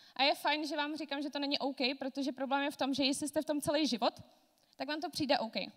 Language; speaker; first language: Czech; non-native, fluent; Georgian